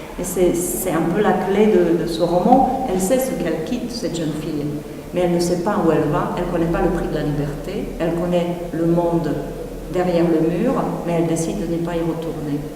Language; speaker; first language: French; non-native, fluent; Czech